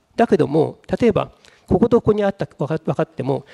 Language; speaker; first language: Japanese; native; Japanese